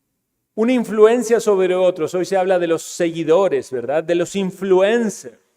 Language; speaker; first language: Spanish; native; Spanish